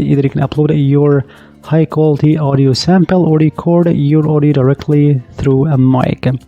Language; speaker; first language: English; non-native, fluent; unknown